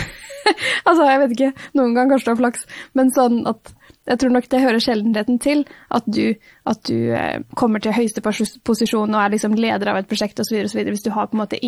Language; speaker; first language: Norwegian; native; Norwegian